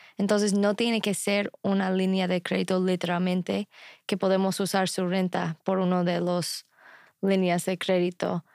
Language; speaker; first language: Spanish; non-native, fluent; English